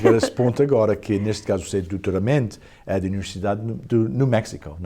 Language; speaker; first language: Portuguese; early bilingual, heritage; Portuguese